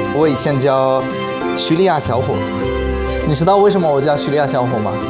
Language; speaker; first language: Chinese; non-native, fluent; Arabic